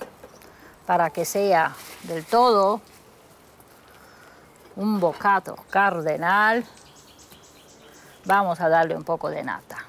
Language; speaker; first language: Spanish; non-native, fluent; Romanian